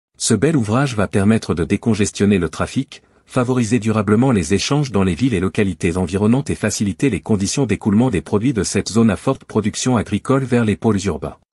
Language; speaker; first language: French; native; French